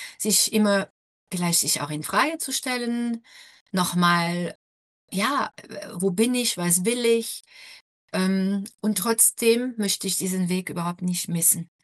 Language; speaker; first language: German; non-native, fluent; French